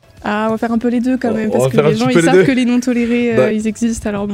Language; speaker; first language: French; native; French